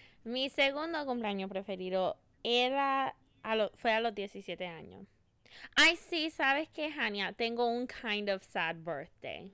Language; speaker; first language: Spanish; early bilingual, other home language; English